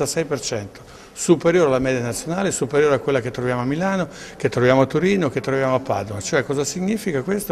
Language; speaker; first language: Italian; native; Italian